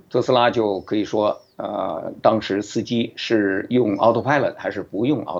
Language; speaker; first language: Chinese; native; Chinese